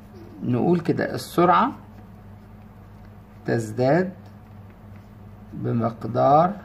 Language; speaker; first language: Arabic; native; Arabic